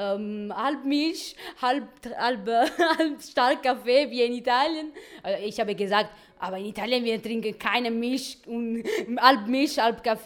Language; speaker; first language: German; non-native, learner; Italian